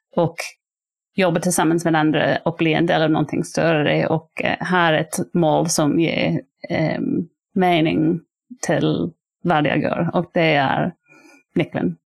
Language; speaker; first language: Swedish; non-native, fluent; English